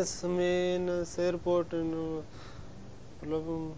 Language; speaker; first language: English; non-native, learner; Punjabi